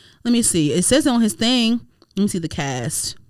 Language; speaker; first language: English; native; English